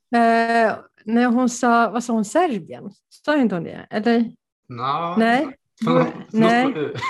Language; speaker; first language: Swedish; early bilingual, other home language; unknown